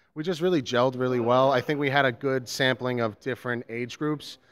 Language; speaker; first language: English; native; English